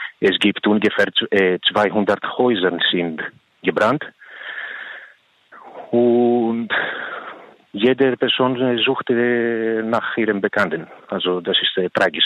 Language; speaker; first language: German; non-native, learner; Greek